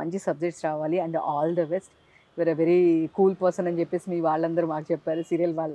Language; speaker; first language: Telugu; native; Telugu